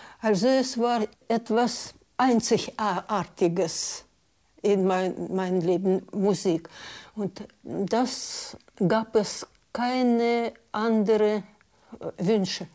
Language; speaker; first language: German; non-native, learner; Russian